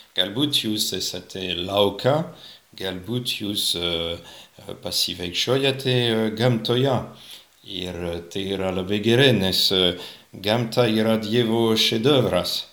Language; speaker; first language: Lithuanian; non-native, fluent; French